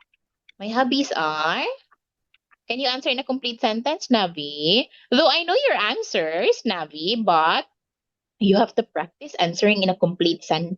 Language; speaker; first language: English; non-native, local second language; Filipino